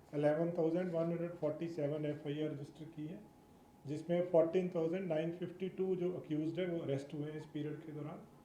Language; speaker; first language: Hindi; non-native, local second language; Punjabi